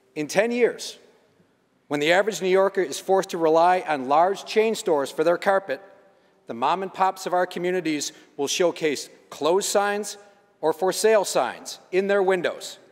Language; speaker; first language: English; native; English